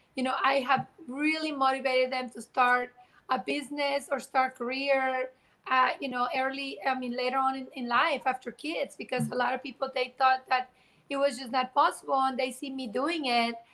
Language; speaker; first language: English; non-native, fluent; Spanish